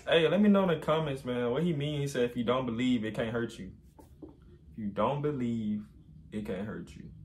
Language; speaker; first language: English; native; English